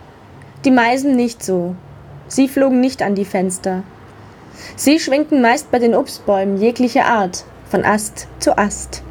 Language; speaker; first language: German; native; German